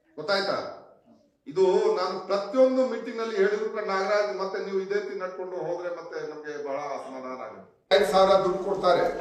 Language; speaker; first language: Kannada; non-native, fluent; Hindi